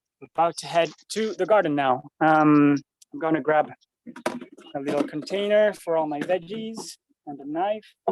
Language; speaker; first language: English; non-native, fluent; French